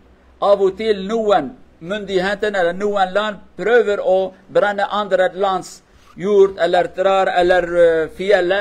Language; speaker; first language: Norwegian; non-native, learner; Kurdish